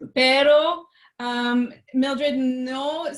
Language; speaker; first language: Spanish; non-native, learner; French